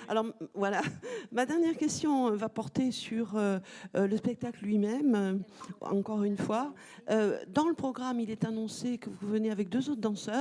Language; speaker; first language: French; native; French